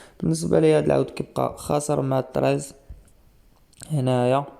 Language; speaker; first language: Arabic; native; Arabic